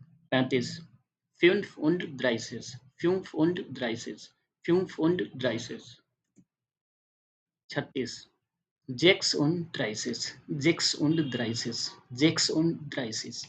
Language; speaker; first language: German; non-native, fluent; Hindi